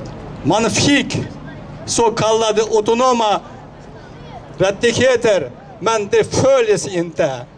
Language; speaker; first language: Swedish; non-native, fluent; Uyghur